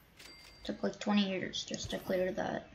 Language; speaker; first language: English; native; English